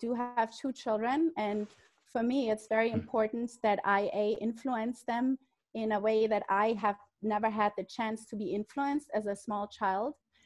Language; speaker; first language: English; non-native, fluent; German